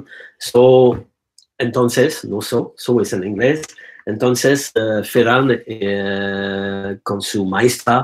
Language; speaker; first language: Spanish; non-native, learner; French